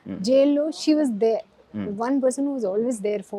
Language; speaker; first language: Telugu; non-native, local second language; Hindi